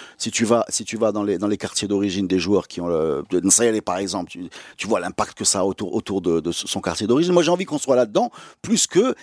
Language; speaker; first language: French; non-native, local second language; Arabic